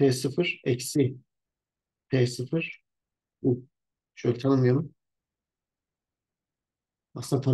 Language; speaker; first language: Turkish; native; Turkish